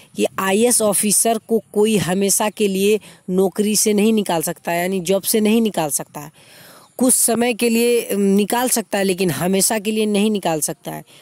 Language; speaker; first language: Hindi; native; Hindi